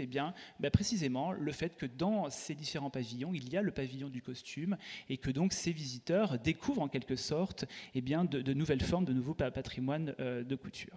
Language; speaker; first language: French; native; French